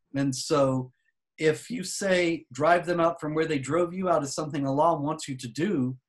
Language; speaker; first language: English; native; English